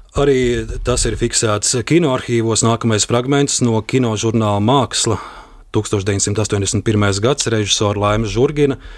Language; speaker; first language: Latvian; native; Latvian